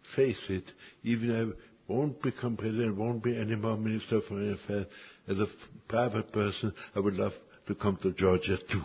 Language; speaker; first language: English; non-native, fluent; Czech